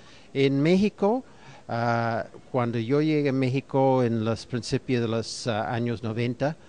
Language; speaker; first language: Spanish; non-native, fluent; English